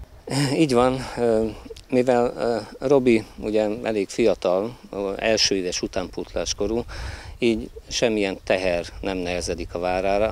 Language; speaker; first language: Hungarian; native; Hungarian